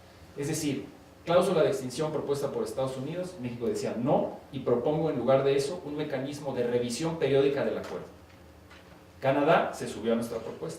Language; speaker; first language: Spanish; native; Spanish